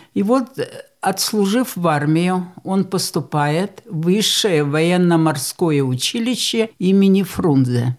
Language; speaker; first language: Russian; native; Russian